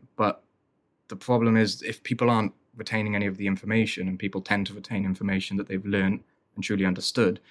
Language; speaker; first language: English; native; English